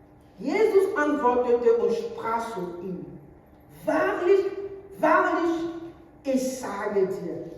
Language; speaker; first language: German; non-native, learner; French